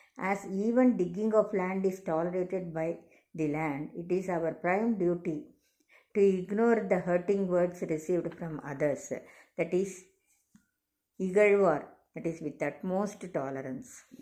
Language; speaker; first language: English; non-native, local second language; Tamil